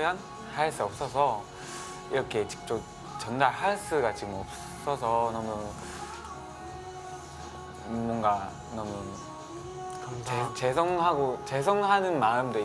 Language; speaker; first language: Korean; non-native, fluent; Japanese